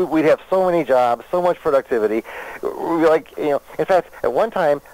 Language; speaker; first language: English; native; English